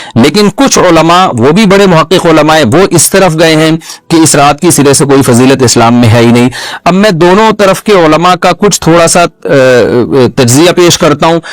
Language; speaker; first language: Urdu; non-native, local second language; Pashto